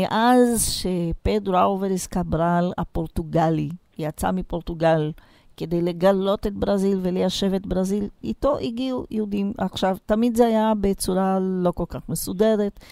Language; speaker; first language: Hebrew; non-native, fluent; Portuguese